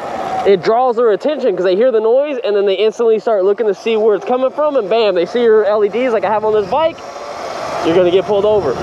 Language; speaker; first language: English; native; English